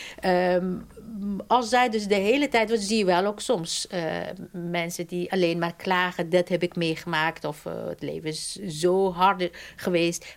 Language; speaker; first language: Dutch; non-native, fluent; Persian